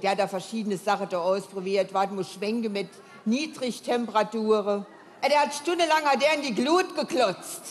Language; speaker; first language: German; native; German